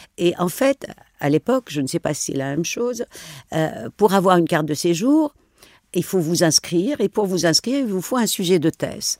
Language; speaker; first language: French; non-native, local second language; Arabic